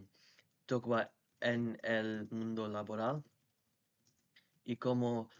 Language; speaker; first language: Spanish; non-native, learner; English